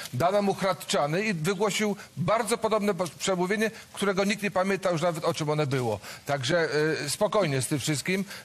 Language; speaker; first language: Polish; native; Polish